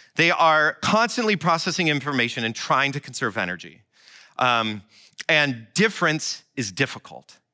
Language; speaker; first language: English; native; English